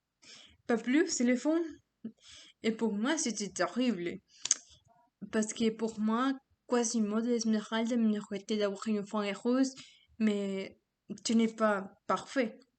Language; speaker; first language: French; non-native, learner; Spanish